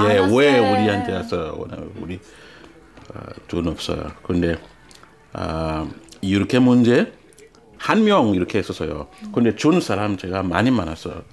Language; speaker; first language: Korean; non-native, learner; French